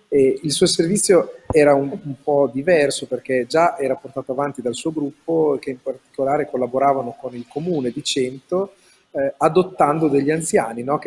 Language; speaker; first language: Italian; native; Italian